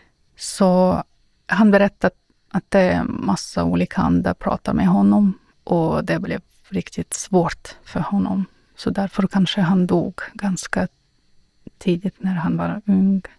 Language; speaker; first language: Swedish; non-native, fluent; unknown